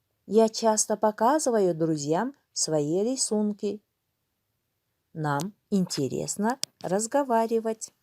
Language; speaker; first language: Russian; non-native, local second language; Kyrgyz